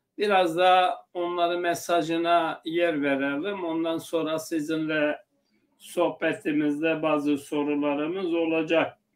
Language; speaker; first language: Turkish; non-native, local second language; Zaza